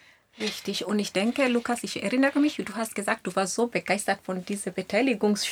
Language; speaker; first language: German; non-native, fluent; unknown